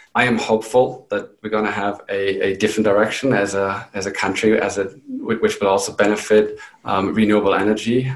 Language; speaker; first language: English; non-native, fluent; German